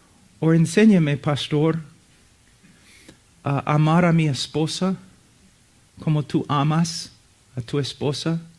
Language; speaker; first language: Spanish; non-native, fluent; English